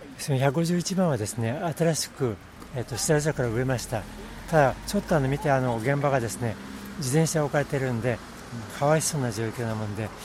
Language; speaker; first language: Japanese; native; Japanese